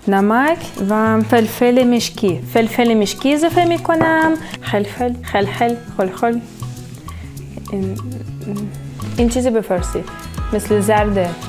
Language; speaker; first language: Persian; non-native, learner; Russian